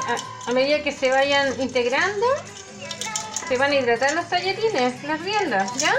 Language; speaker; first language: Spanish; native; Spanish